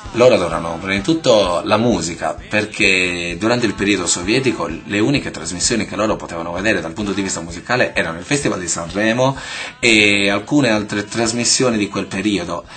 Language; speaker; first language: Italian; native; Italian